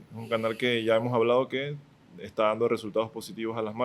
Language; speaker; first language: Spanish; native; Spanish